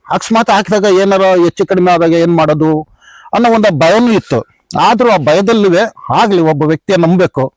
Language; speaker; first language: Kannada; native; Kannada